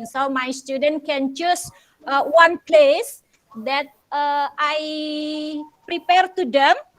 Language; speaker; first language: English; non-native, local second language; Indonesian